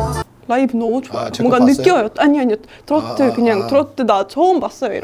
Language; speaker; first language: Korean; non-native, learner; Estonian